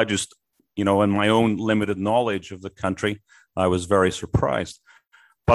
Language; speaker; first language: English; native; English